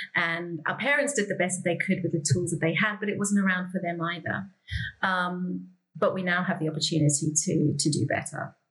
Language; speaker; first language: English; native; English